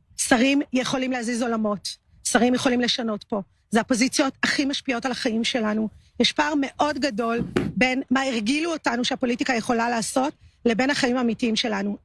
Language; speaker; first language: Hebrew; native; Hebrew